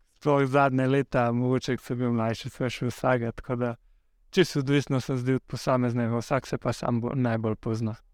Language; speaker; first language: Slovenian; native; Slovenian